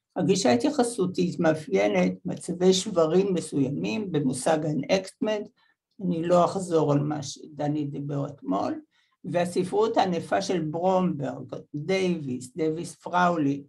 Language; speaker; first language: Hebrew; native; Hebrew